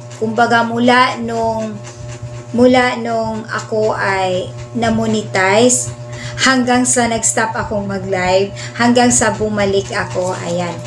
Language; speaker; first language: Filipino; non-native, local second language; Cebuano